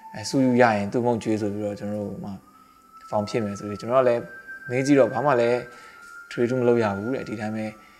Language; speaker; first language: Burmese; non-native, local second language; Shan